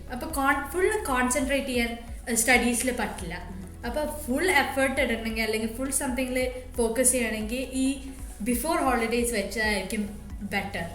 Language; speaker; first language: Malayalam; early bilingual, heritage; Malayalam